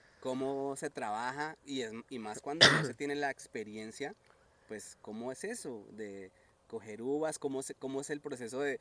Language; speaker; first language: Spanish; native; Spanish